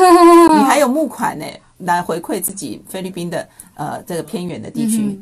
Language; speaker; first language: Chinese; native; Chinese